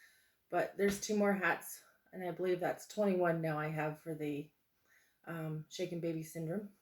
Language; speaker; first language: English; native; English